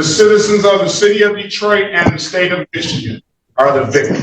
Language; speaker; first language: English; native; English